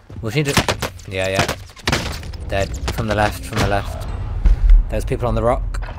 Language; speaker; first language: English; native; English